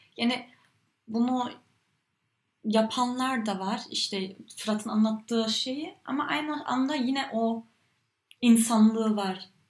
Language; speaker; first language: Turkish; early bilingual, heritage; Turkish